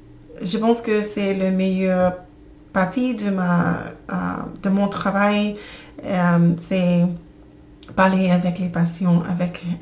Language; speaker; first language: French; non-native, learner; English